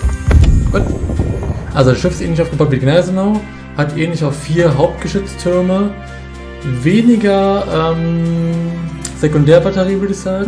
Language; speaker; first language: German; native; German